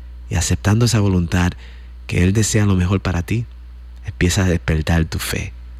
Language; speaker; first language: Spanish; native; Spanish